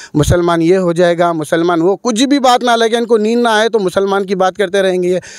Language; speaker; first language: Hindi; non-native, local second language; Urdu